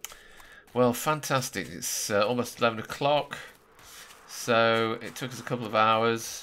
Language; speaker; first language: English; native; English